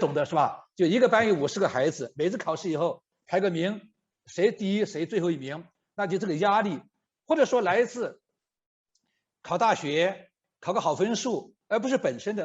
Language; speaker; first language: Chinese; native; Chinese